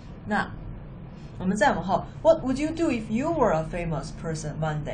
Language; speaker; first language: English; non-native, fluent; Chinese